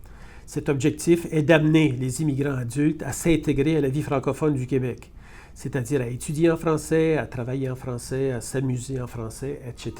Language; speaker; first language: French; native; French